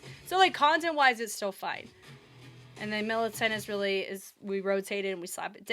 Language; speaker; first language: English; native; English